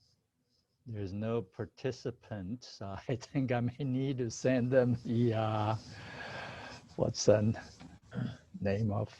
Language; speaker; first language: English; non-native, fluent; Chinese